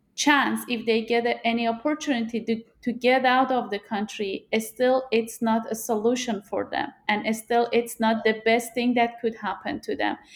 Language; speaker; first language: English; non-native, fluent; Persian